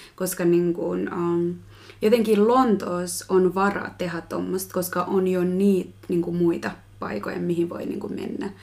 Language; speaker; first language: Finnish; early bilingual, other home language; Kinyarwanda